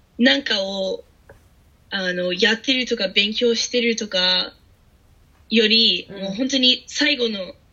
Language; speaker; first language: Japanese; non-native, fluent; English